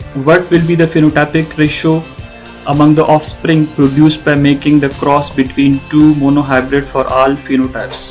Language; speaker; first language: English; non-native, local second language; Hindi